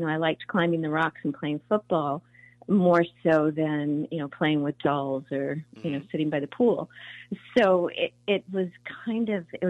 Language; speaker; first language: English; native; English